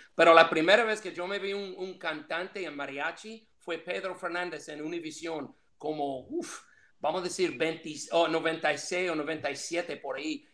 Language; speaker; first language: Spanish; non-native, fluent; English